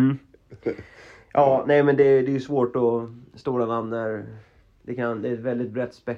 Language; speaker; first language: Swedish; native; Swedish